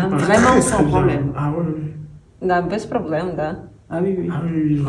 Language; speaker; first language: French; non-native, learner; Ukrainian